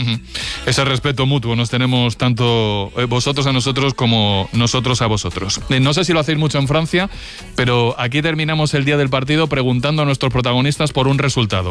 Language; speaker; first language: Spanish; native; Spanish